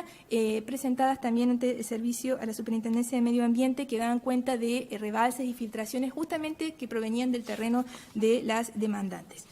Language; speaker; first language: Spanish; native; Spanish